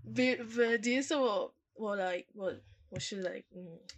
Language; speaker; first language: Chinese; non-native, learner; French